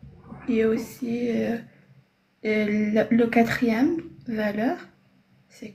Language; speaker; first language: French; non-native, learner; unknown